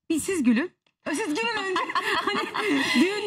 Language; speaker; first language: Turkish; native; Turkish